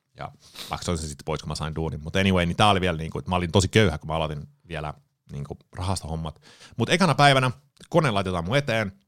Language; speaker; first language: Finnish; early bilingual, heritage; Finnish